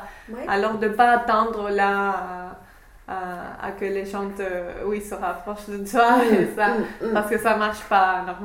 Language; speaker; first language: French; non-native, fluent; English